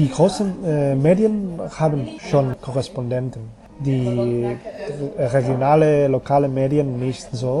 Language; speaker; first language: German; non-native, fluent; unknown